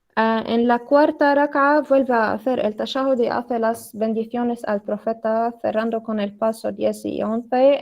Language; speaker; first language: Spanish; non-native, learner; Arabic